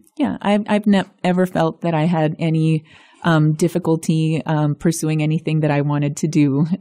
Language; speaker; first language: English; early bilingual, other home language; Spanish